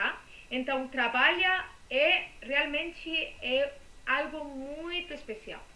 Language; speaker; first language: Portuguese; non-native, fluent; Spanish